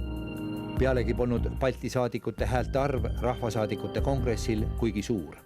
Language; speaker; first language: Estonian; native; Estonian